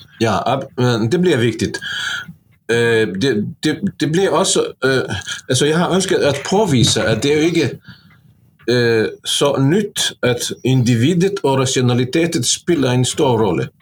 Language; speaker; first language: Norwegian; non-native, fluent; Bosnian